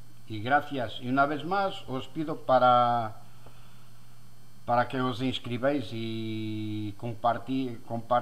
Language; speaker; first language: Spanish; non-native, fluent; Portuguese